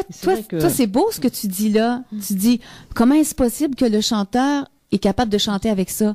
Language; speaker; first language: French; native; French